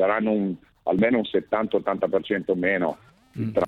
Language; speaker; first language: Italian; native; Italian